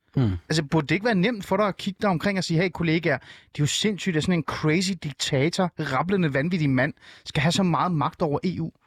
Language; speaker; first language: Danish; early bilingual, other home language; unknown